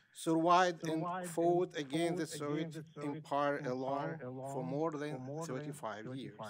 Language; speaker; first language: English; non-native, learner; Russian